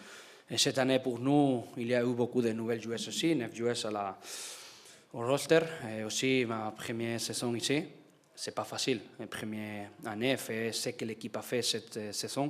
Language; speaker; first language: French; non-native, learner; Spanish